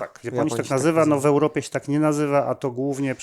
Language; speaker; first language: Polish; native; Polish